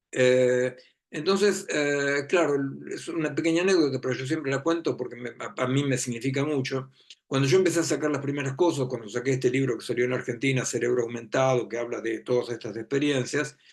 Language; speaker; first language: Spanish; native; Spanish